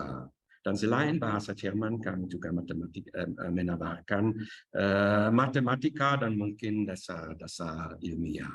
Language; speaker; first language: Indonesian; non-native, fluent; German